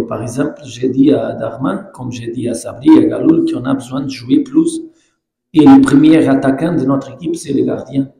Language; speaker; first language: French; non-native, fluent; Portuguese